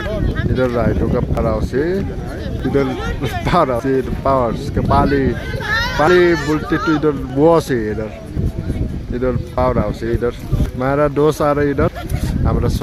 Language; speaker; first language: Hindi; non-native, learner; Nepali